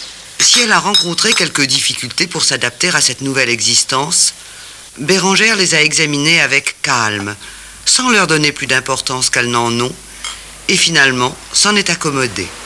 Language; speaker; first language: French; native; French